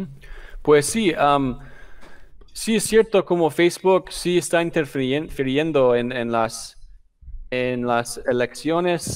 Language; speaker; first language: Spanish; non-native, fluent; English